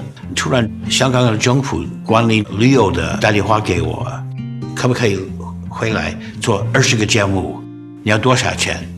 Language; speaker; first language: Chinese; non-native, fluent; English